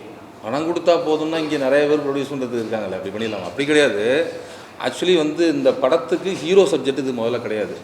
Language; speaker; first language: Tamil; native; Tamil